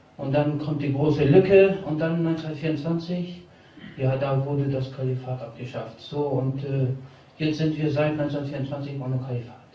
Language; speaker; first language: German; early bilingual, other home language; Albanian